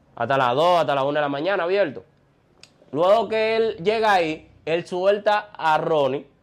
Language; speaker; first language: Spanish; native; Spanish